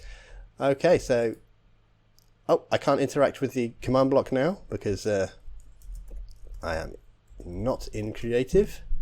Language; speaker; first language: English; native; English